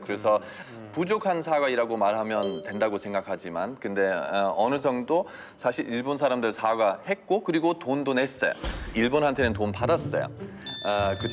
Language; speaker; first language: Korean; non-native, fluent; German